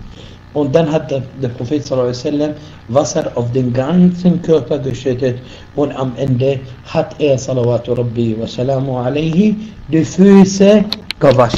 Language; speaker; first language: German; non-native, fluent; Arabic